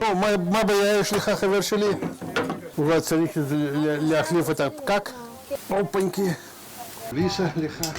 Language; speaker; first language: Hebrew; non-native, learner; Russian